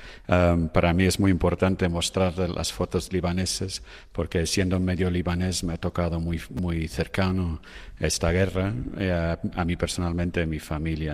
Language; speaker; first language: Spanish; non-native, fluent; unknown